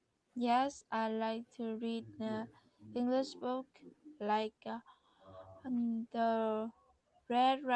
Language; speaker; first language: English; non-native, learner; Vietnamese